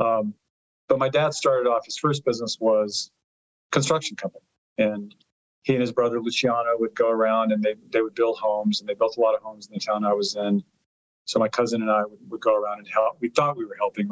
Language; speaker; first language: English; early bilingual, other home language; Italian